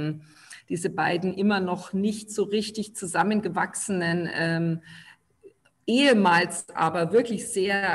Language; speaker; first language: German; native; German